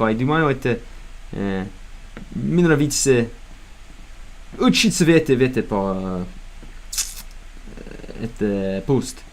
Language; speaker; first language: Russian; non-native, learner; English